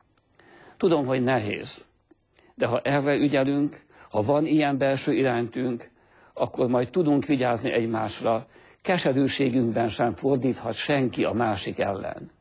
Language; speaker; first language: Hungarian; native; Hungarian